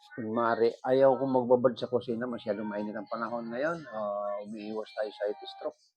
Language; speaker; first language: Filipino; non-native, local second language; Bikol